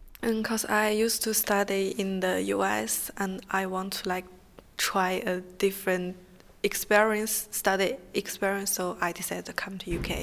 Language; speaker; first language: English; non-native, fluent; Chinese